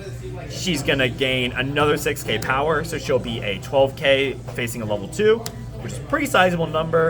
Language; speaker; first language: English; native; English